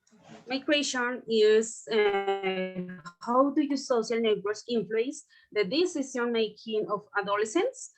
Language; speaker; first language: English; non-native, learner; Spanish